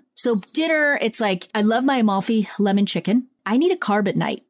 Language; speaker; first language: English; early bilingual, other home language; Italian